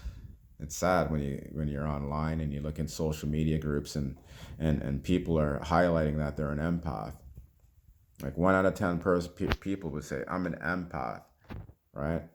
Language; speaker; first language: English; native; English